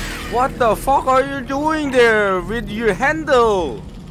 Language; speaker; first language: English; non-native, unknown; Korean